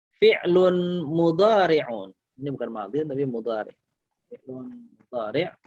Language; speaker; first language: Arabic; non-native, fluent; Indonesian